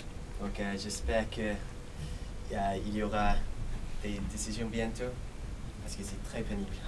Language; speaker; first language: French; non-native, learner; English